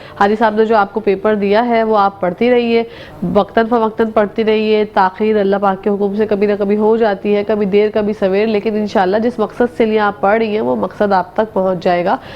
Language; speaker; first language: Urdu; native; Urdu